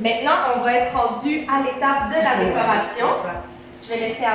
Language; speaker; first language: French; native; French